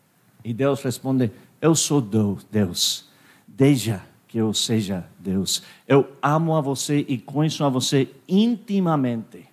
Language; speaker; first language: Portuguese; non-native, fluent; English